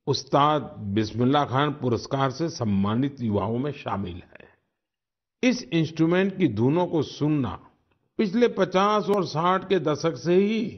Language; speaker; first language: Hindi; non-native, local second language; Gujarati